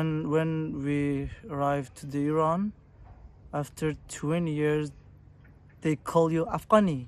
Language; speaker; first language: English; non-native, fluent; Persian